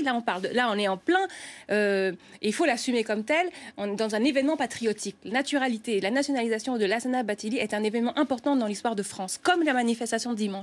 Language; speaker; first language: French; native; French